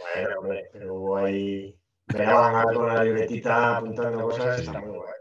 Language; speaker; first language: Spanish; native; Spanish